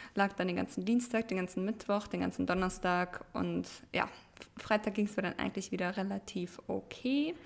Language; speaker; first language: German; early bilingual, other home language; Russian